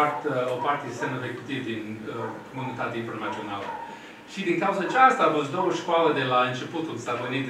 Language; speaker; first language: Romanian; non-native, fluent; English